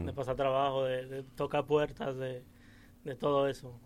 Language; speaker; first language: Spanish; early bilingual, heritage; English